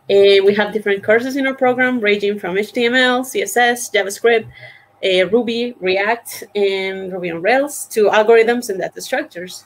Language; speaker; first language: English; non-native, fluent; Spanish